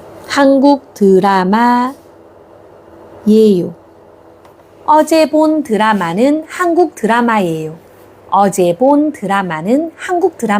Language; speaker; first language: Korean; non-native, fluent; Thai